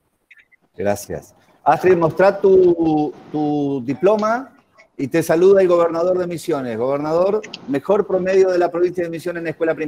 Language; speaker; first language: Spanish; native; Spanish